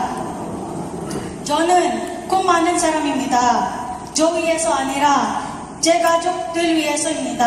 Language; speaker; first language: Korean; non-native, learner; Filipino